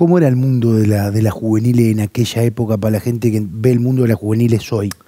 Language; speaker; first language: Spanish; native; Spanish